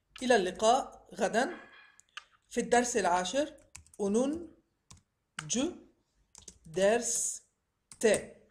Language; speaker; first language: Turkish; non-native, fluent; Arabic